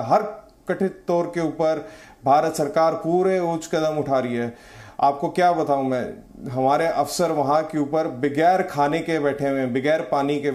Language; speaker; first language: Hindi; native; Hindi